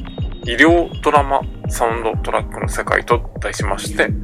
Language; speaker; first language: Japanese; native; Japanese